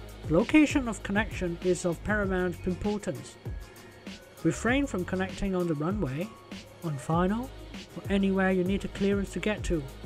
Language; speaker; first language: English; non-native, local second language; Cantonese